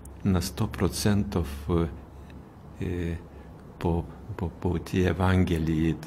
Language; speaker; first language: Russian; non-native, fluent; Lithuanian